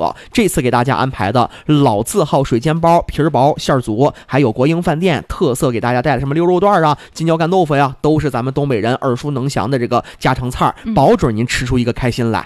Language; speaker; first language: Chinese; native; Chinese